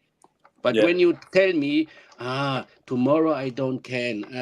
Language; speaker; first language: English; non-native, learner; German